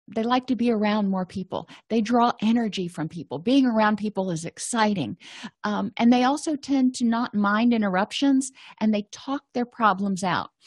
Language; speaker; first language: English; native; English